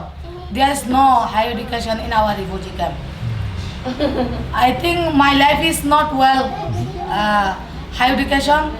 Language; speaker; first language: English; non-native, learner; Rohingya